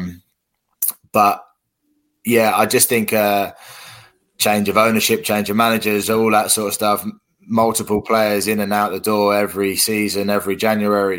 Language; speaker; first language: English; native; English